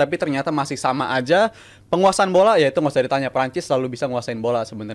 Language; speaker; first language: Indonesian; native; Indonesian